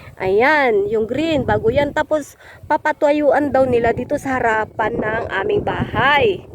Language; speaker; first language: Filipino; non-native, local second language; Iloko